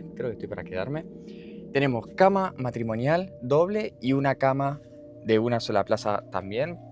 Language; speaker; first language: Spanish; native; Spanish